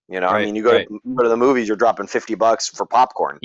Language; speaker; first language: English; native; English